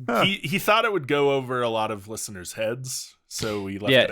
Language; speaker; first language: English; native; English